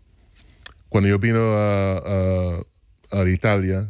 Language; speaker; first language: Spanish; non-native, fluent; English